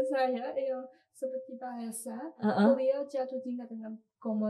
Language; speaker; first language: Indonesian; non-native, learner; Chinese